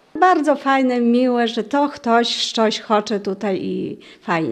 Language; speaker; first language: Polish; native; Polish